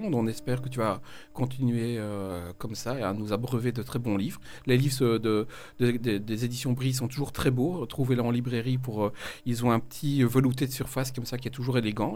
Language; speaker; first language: French; native; French